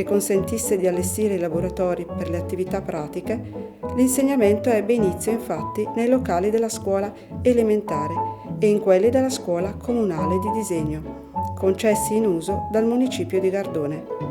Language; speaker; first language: Italian; native; Italian